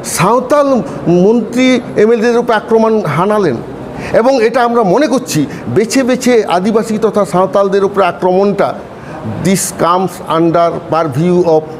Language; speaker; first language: Bangla; non-native, local second language; Santali